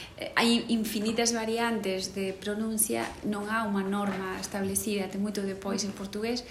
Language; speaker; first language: Galician; native; Galician